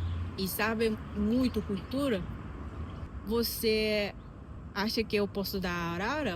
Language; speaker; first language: Portuguese; non-native, fluent; Japanese